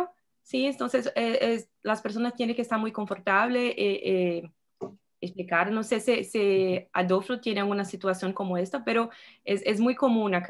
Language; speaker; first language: Spanish; non-native, fluent; Portuguese